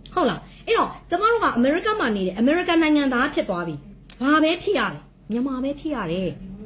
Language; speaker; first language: Burmese; non-native, local second language; S'gaw Karen